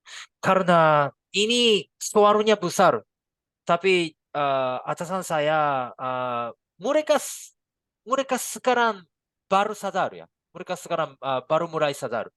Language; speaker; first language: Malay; non-native, learner; Japanese